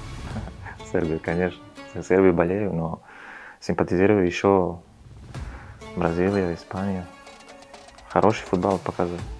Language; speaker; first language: Russian; non-native, fluent; Serbian